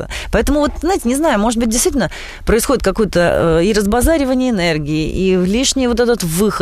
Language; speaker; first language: Russian; native; Russian